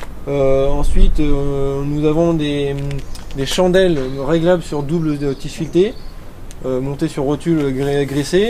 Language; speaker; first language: French; native; French